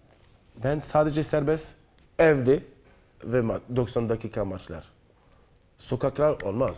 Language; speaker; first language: Turkish; non-native, learner; French